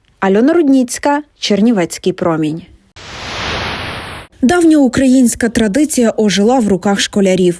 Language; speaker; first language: Ukrainian; native; Ukrainian